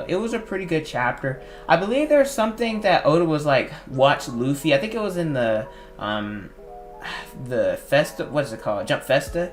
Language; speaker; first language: English; native; English